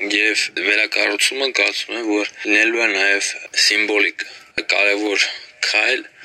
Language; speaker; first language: Armenian; early bilingual, heritage; Armenian